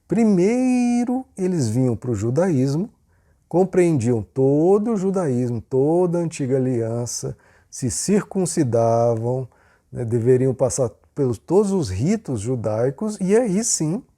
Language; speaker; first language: Portuguese; native; Portuguese